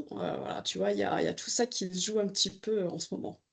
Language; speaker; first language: French; native; French